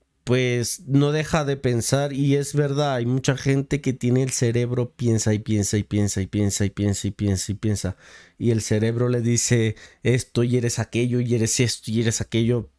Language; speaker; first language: Spanish; native; Spanish